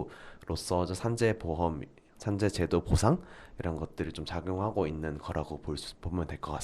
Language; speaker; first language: Korean; native; Korean